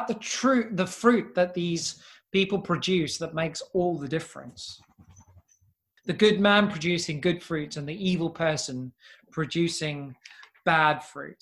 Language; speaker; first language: English; native; English